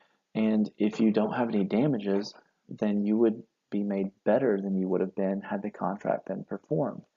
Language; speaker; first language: English; native; English